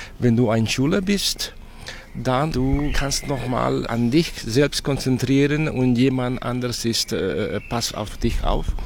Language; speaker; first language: German; non-native, fluent; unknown